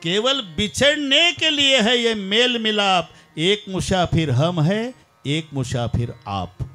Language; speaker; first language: Hindi; non-native, local second language; Marathi